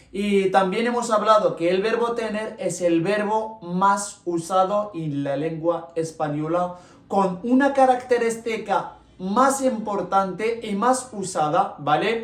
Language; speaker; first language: Spanish; non-native, local second language; Arabic